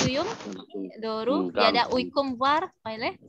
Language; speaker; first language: Turkish; non-native, fluent; Indonesian